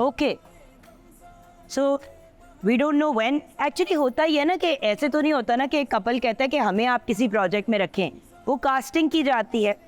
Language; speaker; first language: Urdu; native; Urdu